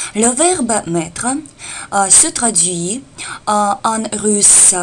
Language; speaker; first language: French; non-native, fluent; Russian